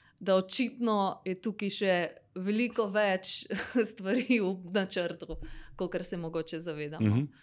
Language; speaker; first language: Slovenian; native; Slovenian